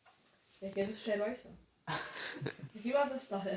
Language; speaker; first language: Czech; native; Czech